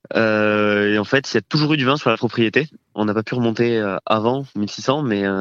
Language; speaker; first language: French; native; French